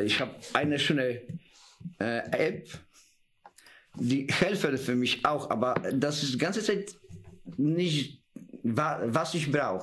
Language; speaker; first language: German; non-native, learner; Polish